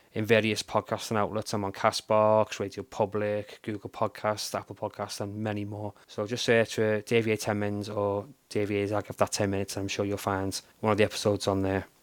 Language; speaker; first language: English; native; English